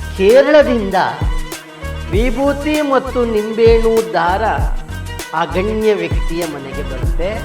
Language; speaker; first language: Kannada; native; Kannada